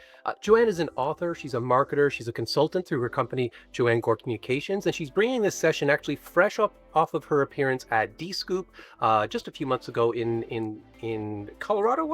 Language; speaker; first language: English; native; English